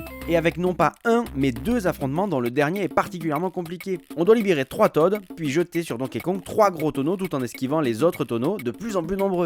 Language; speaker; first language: French; native; French